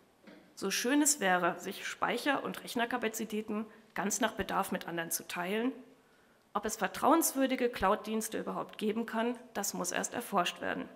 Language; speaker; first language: German; native; German